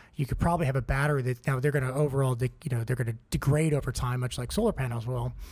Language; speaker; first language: English; native; English